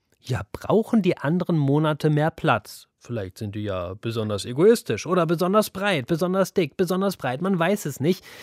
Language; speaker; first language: German; native; German